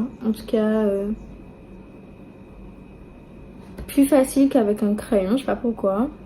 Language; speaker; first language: French; native; French